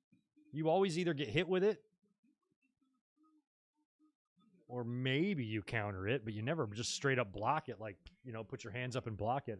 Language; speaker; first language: English; native; English